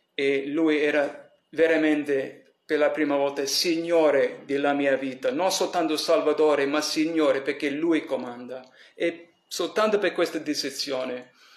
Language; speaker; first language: Italian; early bilingual, heritage; English